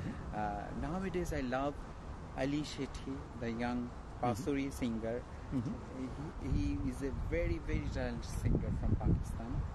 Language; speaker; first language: English; non-native, learner; Bangla